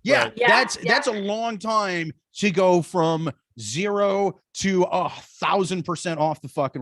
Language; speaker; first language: English; native; English